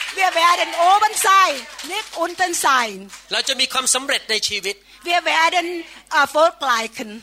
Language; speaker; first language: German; non-native, learner; Thai